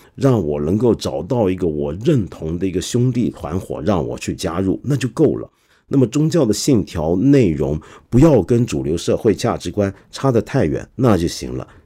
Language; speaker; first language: Chinese; non-native, local second language; Cantonese